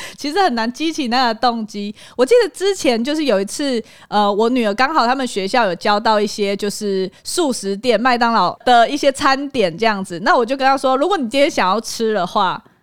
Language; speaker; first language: Chinese; native; Chinese